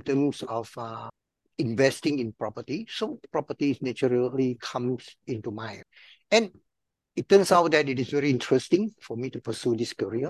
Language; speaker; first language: English; non-native, local second language; Min Nan Chinese